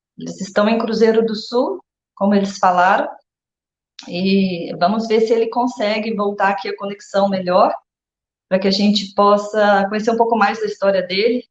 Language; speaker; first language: Portuguese; native; Portuguese